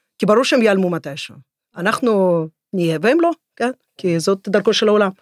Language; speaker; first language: Hebrew; non-native, fluent; Russian